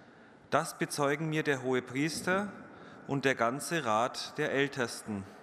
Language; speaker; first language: German; native; German